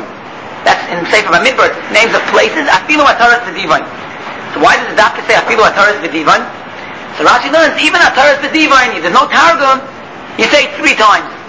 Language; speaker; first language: English; native; English